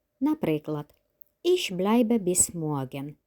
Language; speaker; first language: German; non-native, fluent; Ukrainian